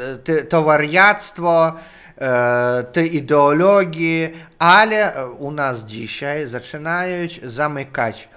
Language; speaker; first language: Polish; non-native, learner; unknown